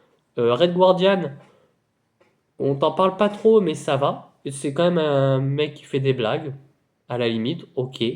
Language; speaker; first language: French; native; French